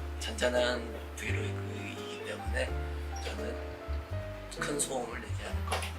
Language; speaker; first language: Korean; native; Korean